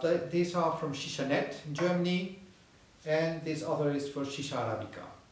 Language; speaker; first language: English; non-native, fluent; Spanish